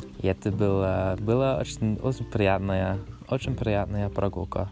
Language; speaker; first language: Russian; non-native, learner; English